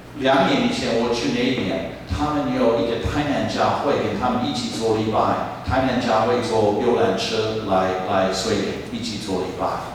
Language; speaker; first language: Chinese; non-native, fluent; English